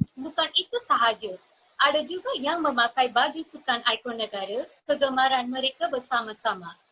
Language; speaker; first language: Malay; non-native, local second language; Tamil